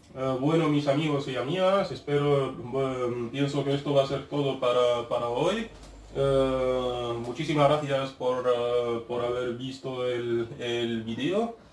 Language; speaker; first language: Spanish; non-native, fluent; Arabic